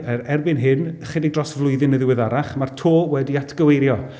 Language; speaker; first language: Welsh; native; Welsh